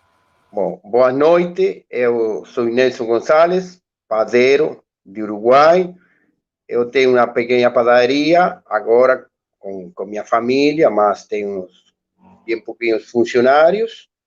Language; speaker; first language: Portuguese; non-native, learner; Spanish